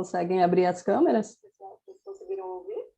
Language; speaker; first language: Portuguese; native; Portuguese